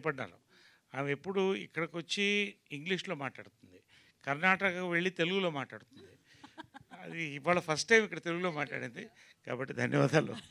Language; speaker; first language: Telugu; native; Telugu